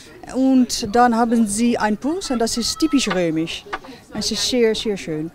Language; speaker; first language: German; non-native, learner; Dutch